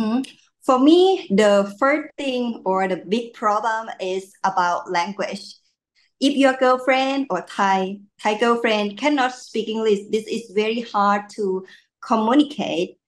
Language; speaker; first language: English; non-native, learner; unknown